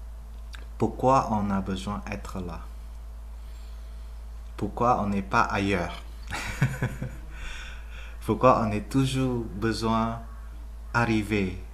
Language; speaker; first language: French; non-native, fluent; Vietnamese